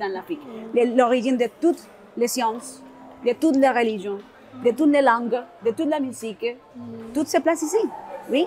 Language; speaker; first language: French; non-native, learner; Spanish